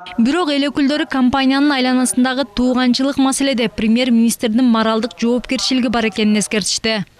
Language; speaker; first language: Kyrgyz; native; Kyrgyz